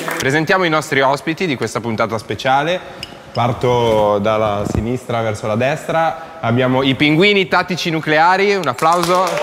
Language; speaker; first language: Italian; native; Italian